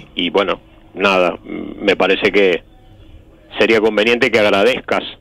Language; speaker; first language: Spanish; native; Spanish